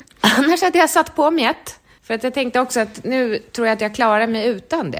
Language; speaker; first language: Swedish; native; Swedish